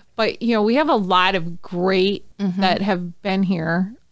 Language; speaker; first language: English; native; English